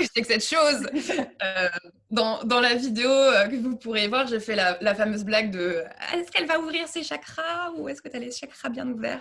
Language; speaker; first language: French; native; French